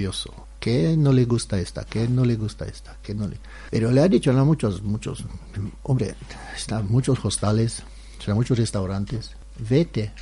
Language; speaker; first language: Spanish; non-native, learner; Romanian